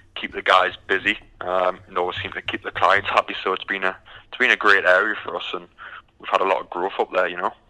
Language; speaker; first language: English; native; English